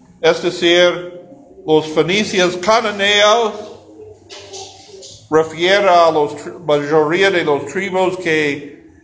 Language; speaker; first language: Spanish; non-native, learner; English